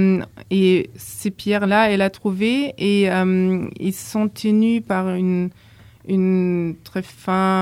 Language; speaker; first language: French; non-native, fluent; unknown